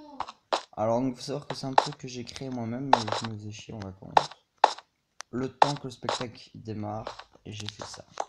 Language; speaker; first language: French; native; French